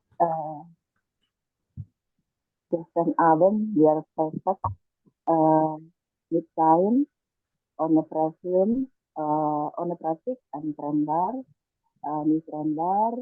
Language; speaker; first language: German; non-native, learner; Indonesian